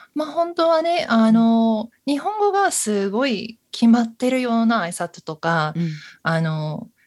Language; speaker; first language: Japanese; non-native, fluent; English